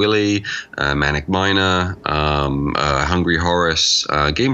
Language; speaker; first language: English; native; English